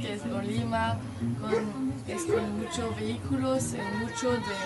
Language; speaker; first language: Spanish; non-native, learner; French